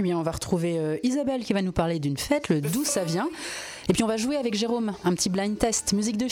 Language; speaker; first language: French; native; French